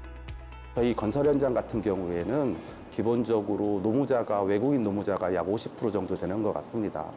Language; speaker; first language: Korean; native; Korean